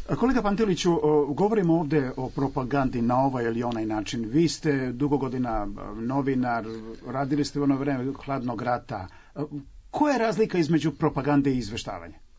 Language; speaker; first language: Serbian; native; Serbian